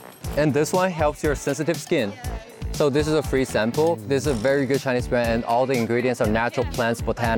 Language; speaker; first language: English; non-native, fluent; Chinese